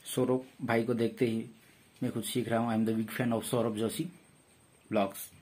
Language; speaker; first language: Hindi; non-native, local second language; Odia